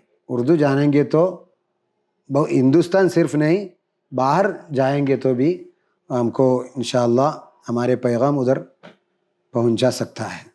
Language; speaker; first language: Hindi; non-native, local second language; Malayalam